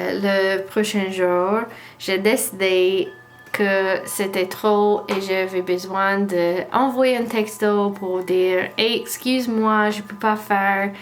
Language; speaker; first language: French; non-native, learner; English